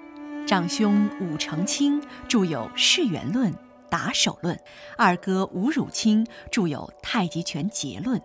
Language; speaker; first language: Chinese; native; Chinese